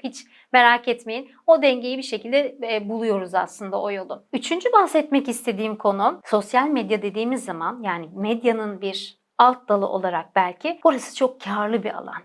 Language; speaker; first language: Turkish; native; Turkish